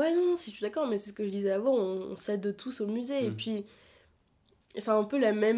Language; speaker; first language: French; native; French